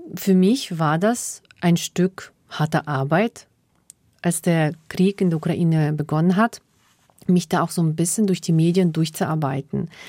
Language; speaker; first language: German; early bilingual, other home language; Russian